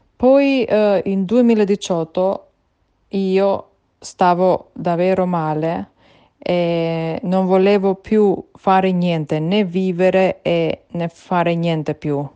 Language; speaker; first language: Italian; non-native, learner; Albanian